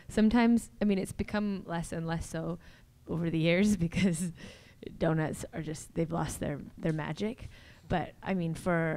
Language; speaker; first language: English; native; English